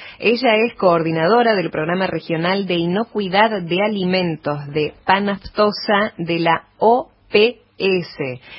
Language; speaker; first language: Spanish; native; Spanish